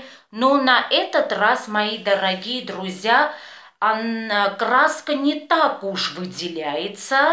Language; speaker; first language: Russian; non-native, fluent; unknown